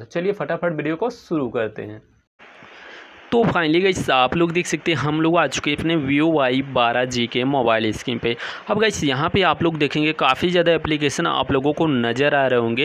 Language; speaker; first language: Hindi; native; Hindi